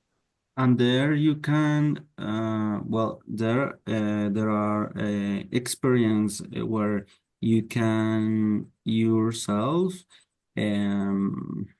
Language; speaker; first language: English; non-native, learner; Spanish